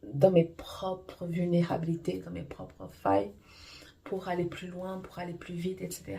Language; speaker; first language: French; non-native, fluent; Portuguese